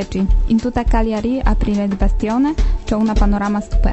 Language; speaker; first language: Italian; non-native, fluent; Polish